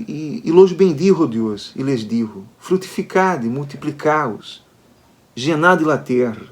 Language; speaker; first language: Spanish; non-native, learner; Portuguese